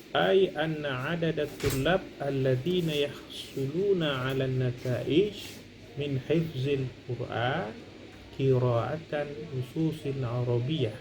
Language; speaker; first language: Arabic; non-native, fluent; Indonesian